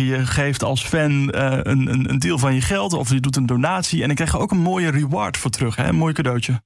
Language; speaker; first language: Dutch; native; Dutch